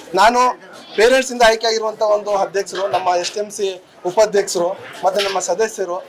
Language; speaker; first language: Kannada; native; Kannada